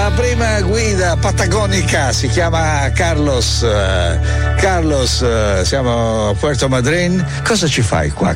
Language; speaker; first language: Italian; native; Italian